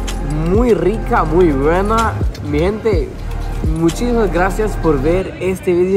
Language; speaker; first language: Spanish; non-native, learner; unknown